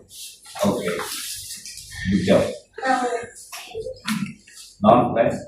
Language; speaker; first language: English; non-native, learner; Indonesian